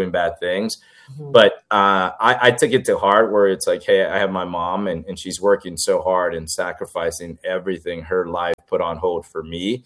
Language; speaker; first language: English; early bilingual, other home language; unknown